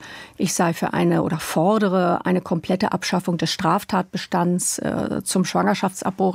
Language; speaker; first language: German; native; German